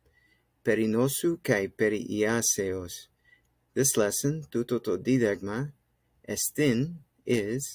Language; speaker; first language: Greek; non-native, fluent; English